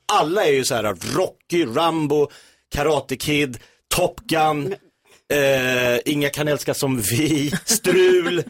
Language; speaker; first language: Swedish; native; Swedish